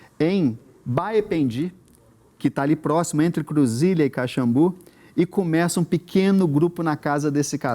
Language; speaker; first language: Portuguese; native; Portuguese